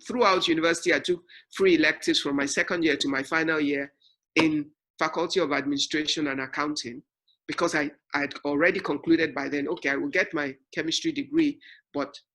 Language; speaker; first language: English; non-native, local second language; Yoruba